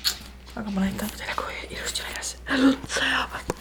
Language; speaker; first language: Estonian; native; Estonian